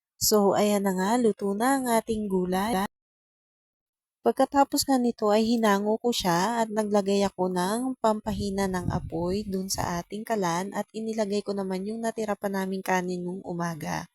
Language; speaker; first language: Filipino; non-native, local second language; Bikol